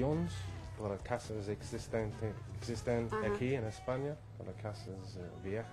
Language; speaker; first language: Spanish; non-native, learner; English